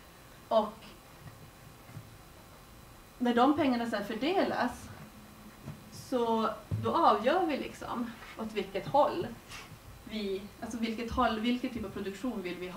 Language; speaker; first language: Swedish; native; Swedish